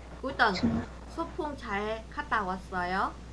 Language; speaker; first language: Korean; non-native, fluent; Vietnamese